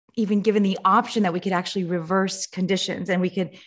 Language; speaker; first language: English; native; English